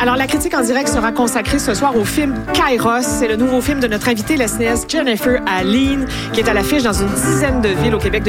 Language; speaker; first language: French; native; French